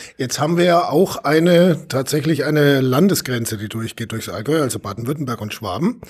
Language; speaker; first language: German; native; German